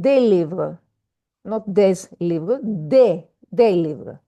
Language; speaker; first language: French; non-native, fluent; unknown